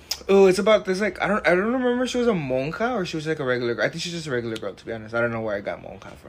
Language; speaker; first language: English; early bilingual, other home language; Spanish